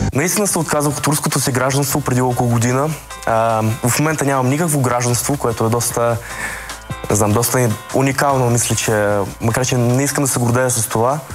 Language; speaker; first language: Bulgarian; early bilingual, other home language; Russian